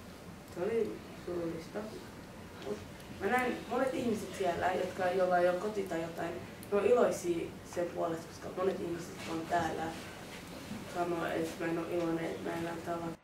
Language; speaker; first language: Finnish; early bilingual, other home language; Somali